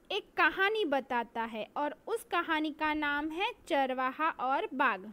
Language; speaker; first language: Hindi; non-native, local second language; Gujarati